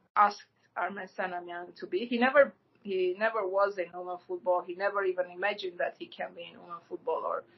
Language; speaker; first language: English; non-native, fluent; Armenian